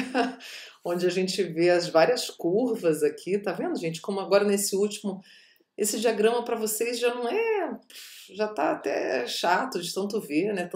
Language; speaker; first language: Portuguese; native; Portuguese